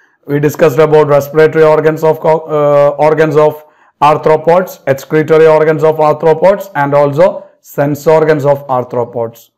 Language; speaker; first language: English; non-native, local second language; Malayalam